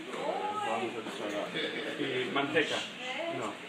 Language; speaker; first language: Spanish; non-native, learner; English